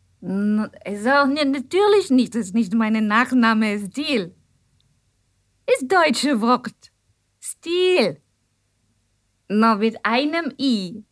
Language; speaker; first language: German; non-native, learner; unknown